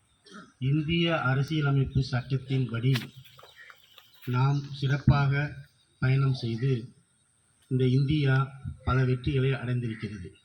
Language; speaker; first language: Tamil; native; Tamil